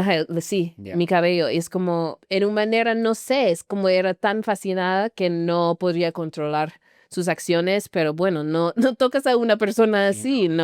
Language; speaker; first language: Spanish; non-native, fluent; English